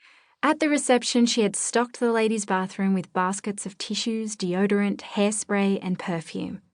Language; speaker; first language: English; native; English